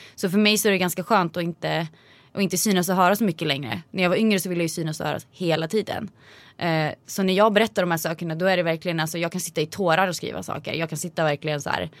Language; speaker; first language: Swedish; native; Swedish